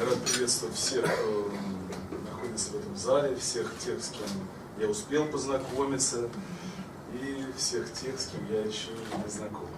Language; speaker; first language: Russian; native; Russian